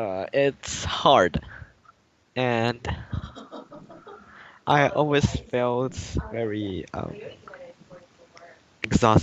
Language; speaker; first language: English; non-native, learner; Chinese